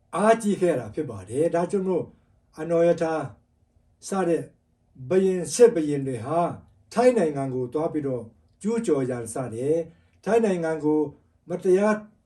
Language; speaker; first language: Burmese; non-native, local second language; Tedim Chin